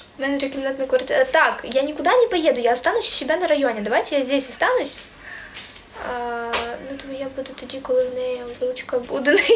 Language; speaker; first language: Russian; native; Russian